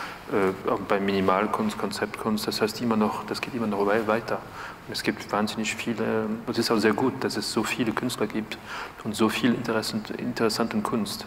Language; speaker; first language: German; non-native, fluent; French